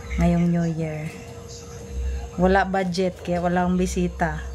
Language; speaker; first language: Filipino; non-native, local second language; Cebuano